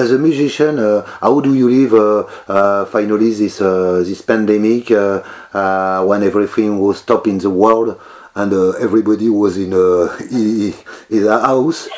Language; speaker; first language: English; non-native, learner; French